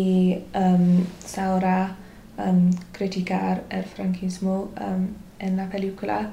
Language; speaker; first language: Spanish; non-native, learner; English